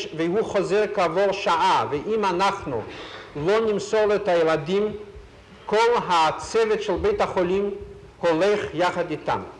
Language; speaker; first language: Hebrew; non-native, fluent; Yiddish